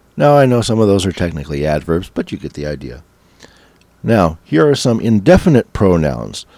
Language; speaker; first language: English; native; English